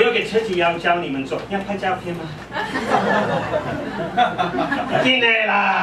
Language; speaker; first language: Chinese; non-native, fluent; English